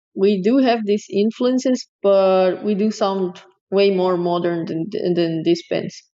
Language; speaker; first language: English; non-native, fluent; Portuguese